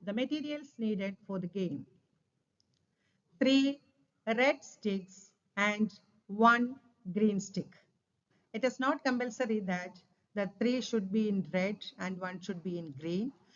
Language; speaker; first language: English; non-native, local second language; Malayalam